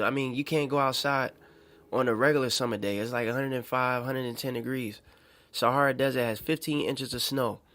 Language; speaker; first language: English; native; English